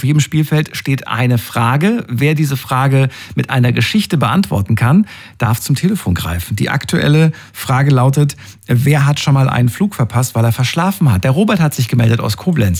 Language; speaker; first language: German; native; German